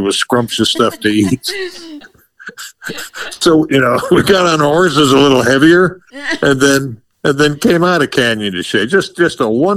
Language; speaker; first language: English; native; English